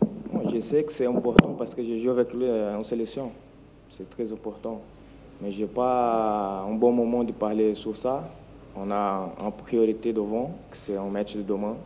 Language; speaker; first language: French; non-native, fluent; Portuguese